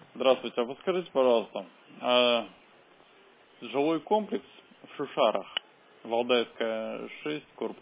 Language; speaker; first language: Russian; native; Russian